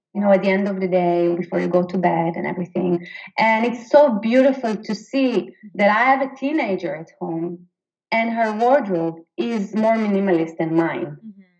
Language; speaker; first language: English; non-native, fluent; Hebrew